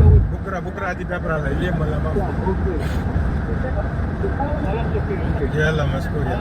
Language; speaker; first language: Arabic; non-native, learner; Hindi